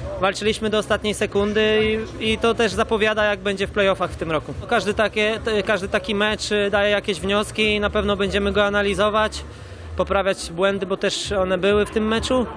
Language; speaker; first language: Polish; native; Polish